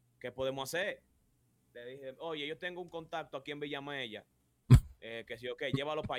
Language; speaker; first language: Spanish; native; Spanish